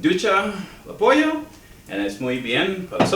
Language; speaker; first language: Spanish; non-native, learner; English